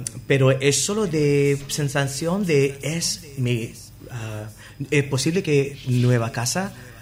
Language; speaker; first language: Spanish; non-native, learner; English